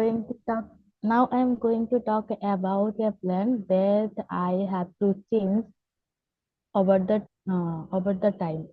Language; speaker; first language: English; non-native, learner; Bangla